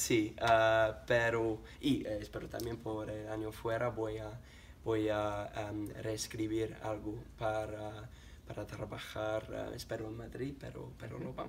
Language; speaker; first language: Spanish; non-native, learner; English